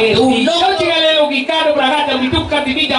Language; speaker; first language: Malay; non-native, local second language; Balinese